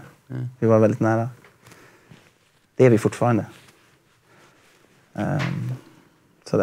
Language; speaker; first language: Swedish; early bilingual, other home language; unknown